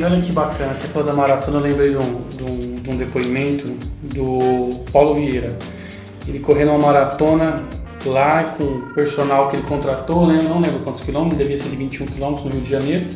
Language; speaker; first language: Portuguese; native; Portuguese